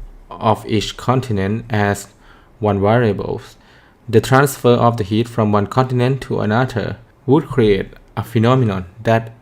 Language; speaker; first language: English; non-native, fluent; Thai